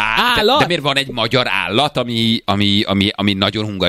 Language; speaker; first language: Hungarian; native; Hungarian